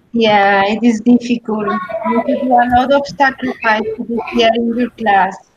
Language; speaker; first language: English; non-native, learner; Spanish